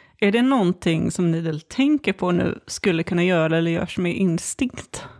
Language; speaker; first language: Swedish; native; Swedish